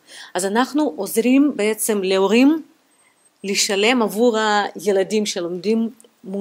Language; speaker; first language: Hebrew; non-native, fluent; Russian